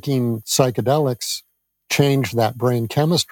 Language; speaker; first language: English; native; English